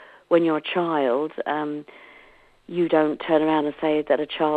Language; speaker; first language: English; native; English